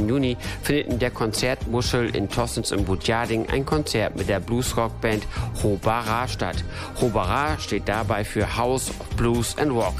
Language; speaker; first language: German; native; German